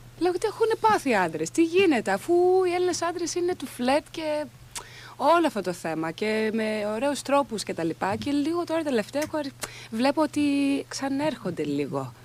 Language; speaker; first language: Greek; early bilingual, other home language; Swedish